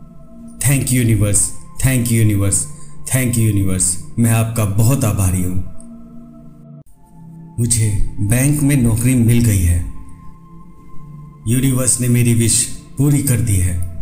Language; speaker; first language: Hindi; native; Hindi